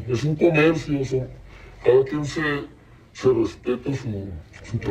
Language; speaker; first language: Spanish; native; Spanish